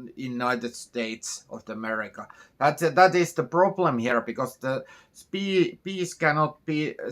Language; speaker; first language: English; non-native, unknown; Finnish